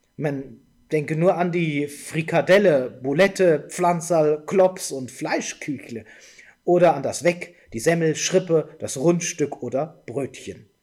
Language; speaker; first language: German; native; German